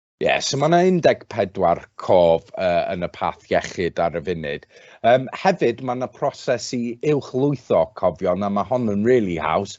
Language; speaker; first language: Welsh; non-native, local second language; English